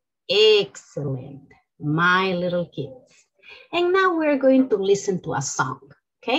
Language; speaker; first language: English; non-native, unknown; Spanish